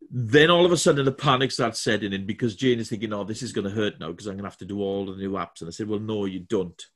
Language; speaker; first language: English; native; English